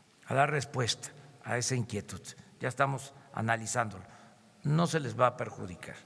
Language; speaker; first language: Spanish; native; Spanish